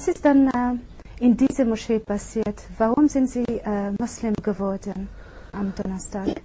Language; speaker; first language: German; non-native, fluent; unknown